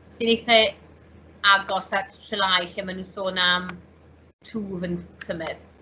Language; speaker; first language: Welsh; native; Welsh